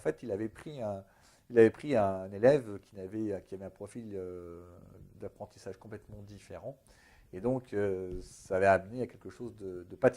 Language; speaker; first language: French; native; French